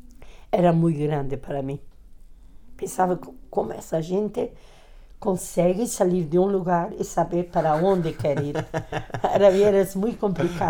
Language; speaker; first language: Spanish; non-native, fluent; Portuguese